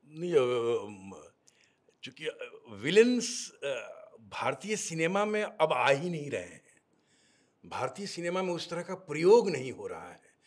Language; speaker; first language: Hindi; native; Hindi